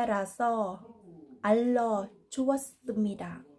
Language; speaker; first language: Korean; non-native, learner; Thai